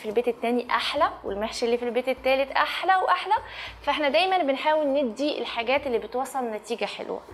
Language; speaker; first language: Arabic; native; Arabic